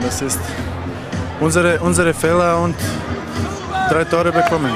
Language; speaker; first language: German; non-native, learner; Croatian